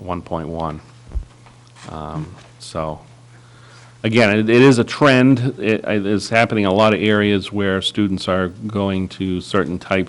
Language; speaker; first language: English; native; English